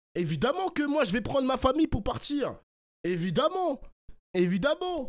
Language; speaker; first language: French; early bilingual, other home language; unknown